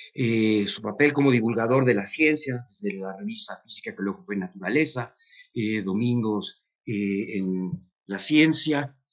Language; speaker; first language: Spanish; native; Spanish